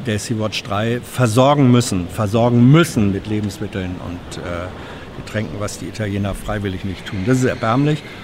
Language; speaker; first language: German; native; German